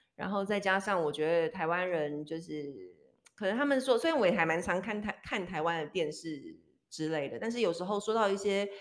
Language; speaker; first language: Chinese; native; Chinese